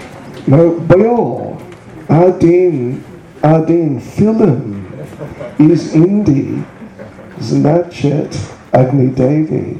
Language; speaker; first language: Russian; non-native, learner; English